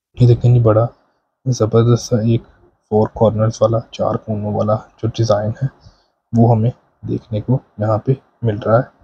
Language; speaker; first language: Urdu; native; Urdu